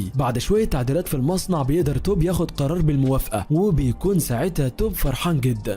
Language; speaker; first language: Arabic; native; Arabic